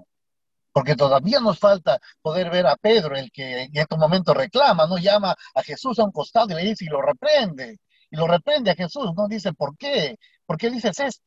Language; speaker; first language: Spanish; native; Spanish